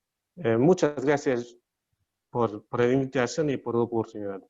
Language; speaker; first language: Spanish; non-native, learner; Hungarian